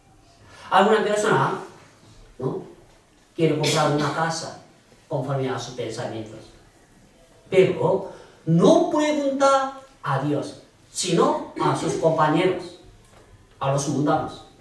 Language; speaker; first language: Spanish; non-native, learner; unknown